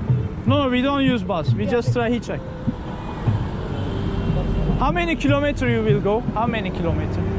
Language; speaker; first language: English; non-native, learner; Turkish